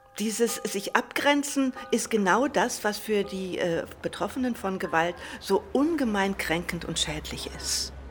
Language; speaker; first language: German; native; German